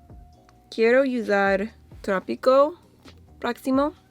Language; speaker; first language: Spanish; non-native, learner; English